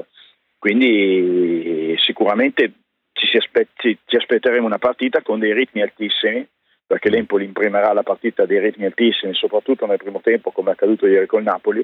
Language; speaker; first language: Italian; native; Italian